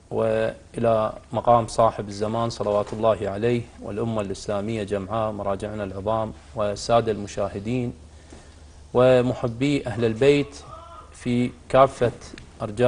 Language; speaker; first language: Arabic; native; Arabic